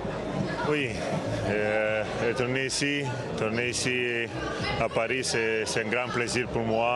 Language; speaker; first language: French; non-native, learner; Italian